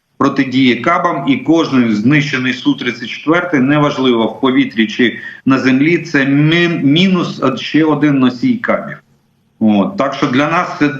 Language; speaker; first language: Ukrainian; non-native, local second language; Russian